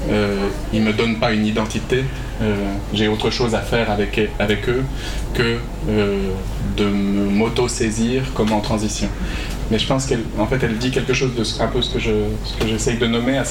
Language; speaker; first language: French; native; French